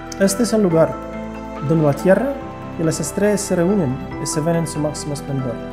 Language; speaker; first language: Spanish; non-native, fluent; Russian